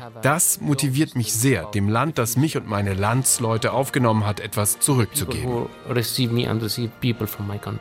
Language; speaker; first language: German; non-native, fluent; Arabic